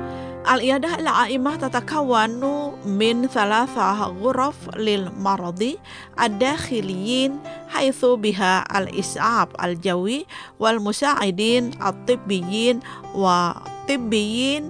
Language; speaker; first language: Arabic; non-native, fluent; Indonesian